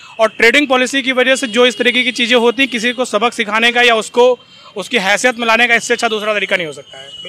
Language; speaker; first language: Hindi; native; Hindi